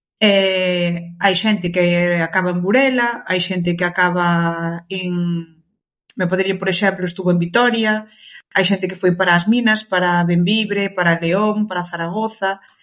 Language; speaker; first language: Galician; early bilingual, other home language; Kabuverdianu